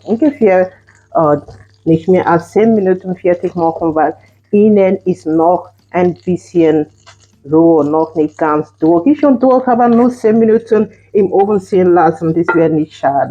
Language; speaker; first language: German; non-native, fluent; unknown